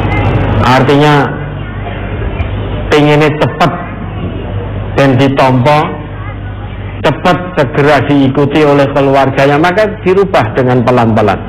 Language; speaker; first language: Indonesian; non-native, local second language; Javanese